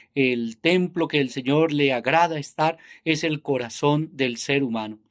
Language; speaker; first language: Spanish; native; Spanish